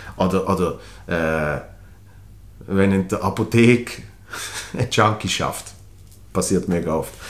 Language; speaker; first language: German; native; German